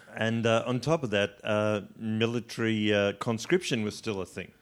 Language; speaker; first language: English; native; English